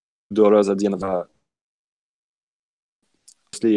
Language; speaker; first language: English; non-native, fluent; French